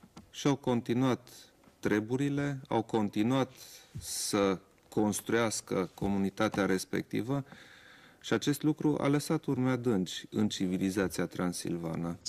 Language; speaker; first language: Romanian; non-native, local second language; German